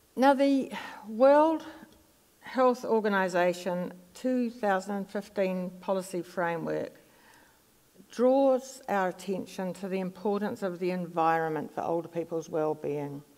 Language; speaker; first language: English; native; English